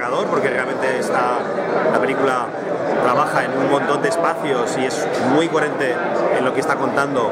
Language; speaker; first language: Spanish; native; Spanish